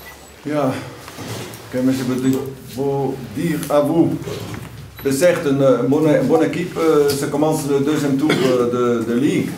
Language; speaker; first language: French; non-native, learner; Dutch